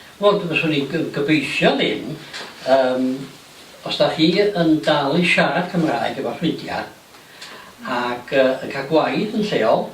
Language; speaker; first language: Welsh; native; Welsh